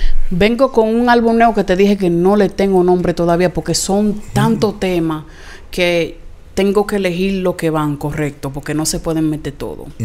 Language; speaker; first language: Spanish; early bilingual, heritage; Spanish